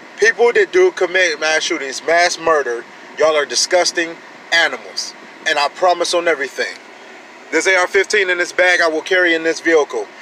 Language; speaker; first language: English; native; English